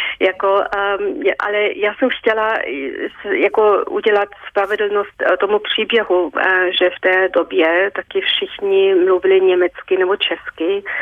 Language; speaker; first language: Czech; early bilingual, heritage; Czech